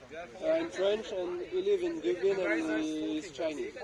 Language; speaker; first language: English; non-native, fluent; French